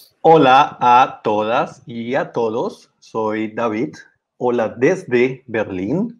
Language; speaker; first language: Spanish; native; Spanish